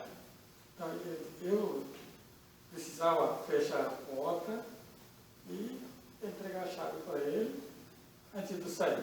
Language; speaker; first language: Portuguese; non-native, learner; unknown